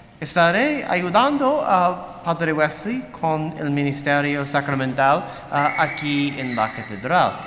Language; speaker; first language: Spanish; non-native, learner; English